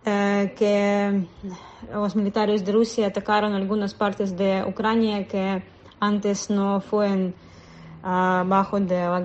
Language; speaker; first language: Spanish; non-native, learner; Russian